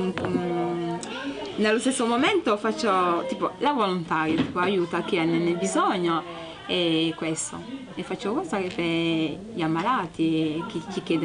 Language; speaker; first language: Italian; non-native, learner; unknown